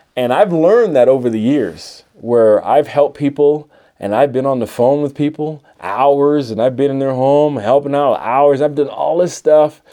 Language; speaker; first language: English; native; English